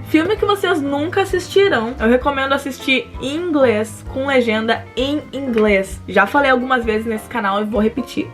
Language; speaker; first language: Portuguese; native; Portuguese